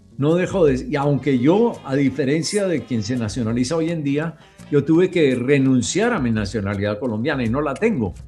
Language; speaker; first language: Spanish; native; Spanish